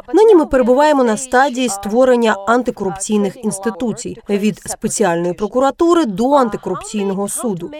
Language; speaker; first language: Ukrainian; native; Ukrainian